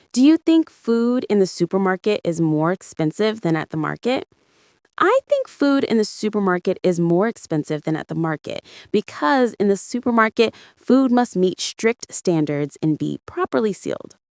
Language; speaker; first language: English; non-native, learner; Vietnamese